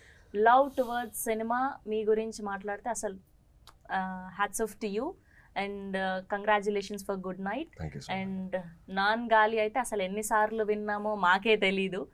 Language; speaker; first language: Telugu; native; Telugu